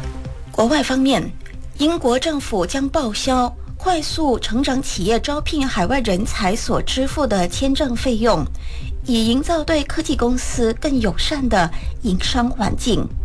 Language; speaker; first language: Chinese; native; Chinese